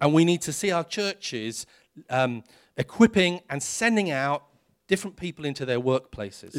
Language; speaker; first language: English; native; English